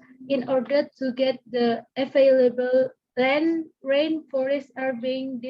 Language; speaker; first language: English; non-native, learner; Indonesian